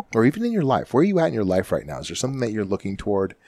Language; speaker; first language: English; native; English